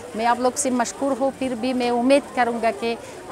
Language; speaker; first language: Hindi; non-native, learner; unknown